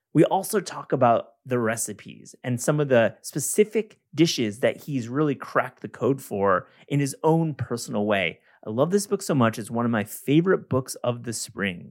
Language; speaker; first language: English; native; English